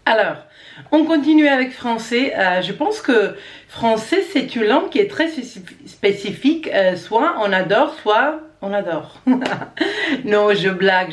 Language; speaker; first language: French; non-native, fluent; Croatian